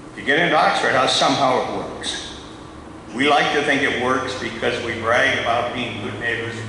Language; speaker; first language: English; native; English